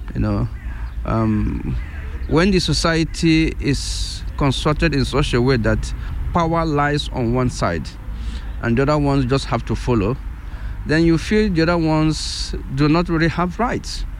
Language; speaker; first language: English; non-native, local second language; Igbo